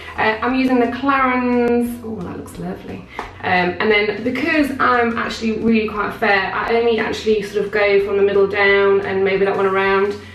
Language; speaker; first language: English; native; English